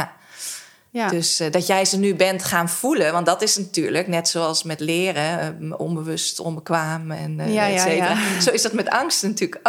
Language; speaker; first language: Dutch; native; Dutch